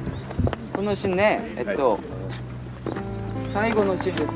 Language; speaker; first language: Japanese; non-native, learner; Korean